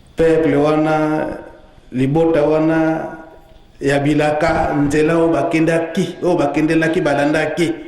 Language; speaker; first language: Lingala; non-native, local second language; Kongo